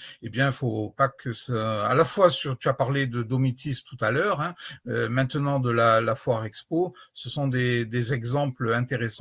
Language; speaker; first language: French; native; French